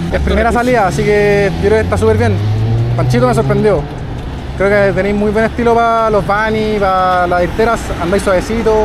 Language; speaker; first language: Spanish; native; Spanish